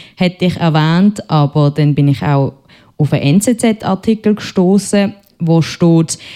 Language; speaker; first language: German; native; German